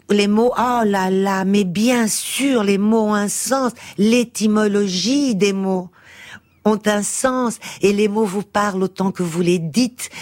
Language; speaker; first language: French; early bilingual, other home language; Portuguese